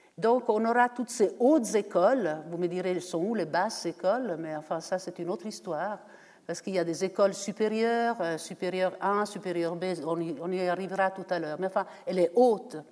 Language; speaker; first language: French; non-native, fluent; Italian